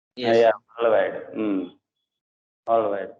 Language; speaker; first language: English; non-native, local second language; Telugu